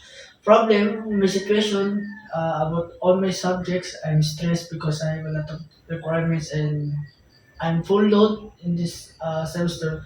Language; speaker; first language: English; non-native, local second language; Filipino